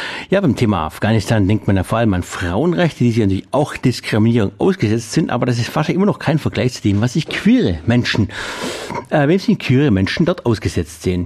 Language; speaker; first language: German; native; German